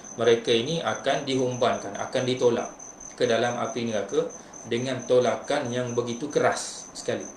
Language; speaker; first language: Malay; native; Malay